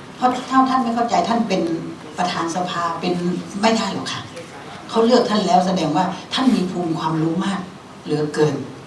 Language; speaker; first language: Thai; native; Thai